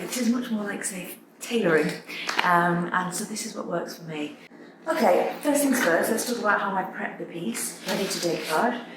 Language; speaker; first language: English; native; English